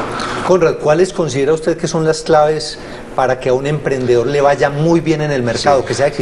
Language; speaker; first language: Spanish; native; Spanish